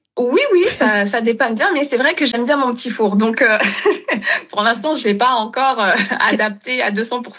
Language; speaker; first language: French; non-native, local second language; Wolof